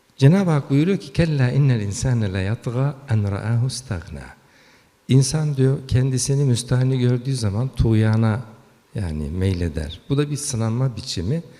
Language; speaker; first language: Turkish; early bilingual, heritage; Turkish